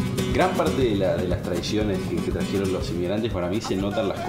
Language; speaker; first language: Spanish; native; Spanish